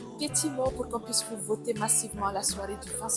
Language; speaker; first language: French; native; French